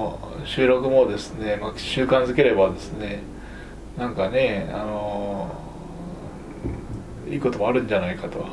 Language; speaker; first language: Japanese; native; Japanese